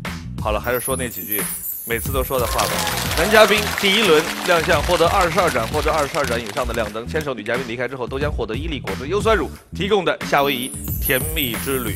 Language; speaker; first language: Chinese; native; Chinese